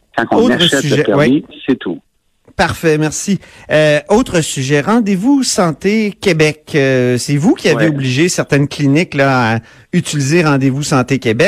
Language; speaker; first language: French; native; French